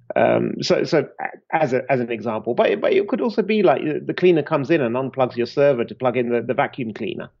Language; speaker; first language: English; native; English